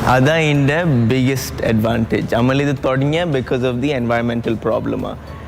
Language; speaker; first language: Malayalam; early bilingual, heritage; Malayalam